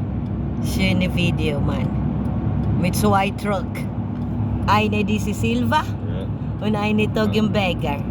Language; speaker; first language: German; non-native, learner; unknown